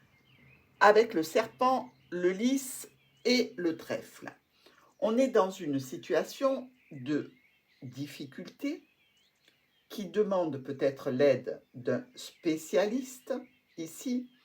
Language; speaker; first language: French; native; French